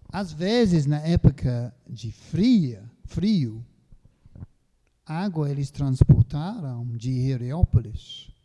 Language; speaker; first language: Portuguese; non-native, fluent; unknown